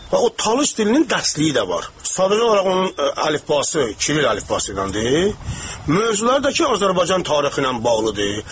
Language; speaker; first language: Azerbaijani; non-native, local second language; Talysh